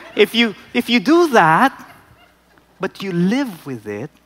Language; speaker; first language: English; non-native, local second language; Filipino